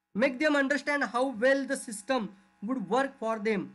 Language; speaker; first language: Hindi; non-native, local second language; Marathi